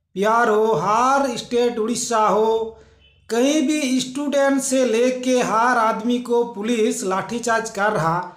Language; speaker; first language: Hindi; non-native, local second language; Santali